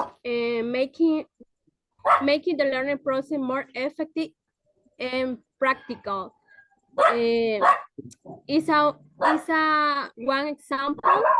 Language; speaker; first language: English; non-native, learner; Spanish